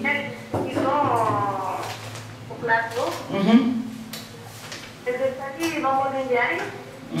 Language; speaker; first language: French; non-native, local second language; Wolof